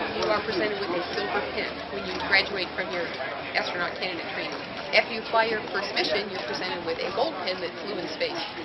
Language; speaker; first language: English; native; English